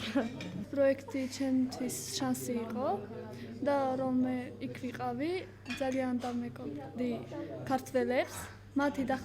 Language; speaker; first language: Georgian; non-native, local second language; Armenian